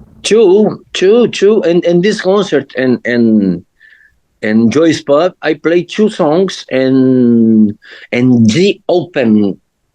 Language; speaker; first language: English; non-native, learner; Portuguese